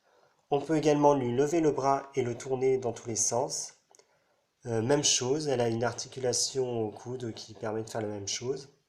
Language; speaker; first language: French; native; French